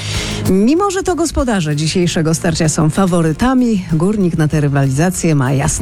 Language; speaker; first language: Polish; native; Polish